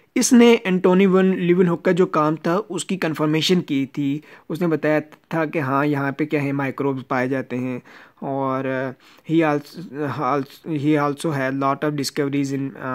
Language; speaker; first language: Urdu; non-native, local second language; Punjabi